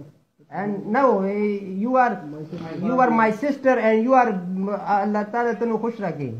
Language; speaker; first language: English; non-native, learner; Urdu